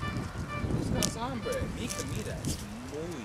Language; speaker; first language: Spanish; non-native, learner; English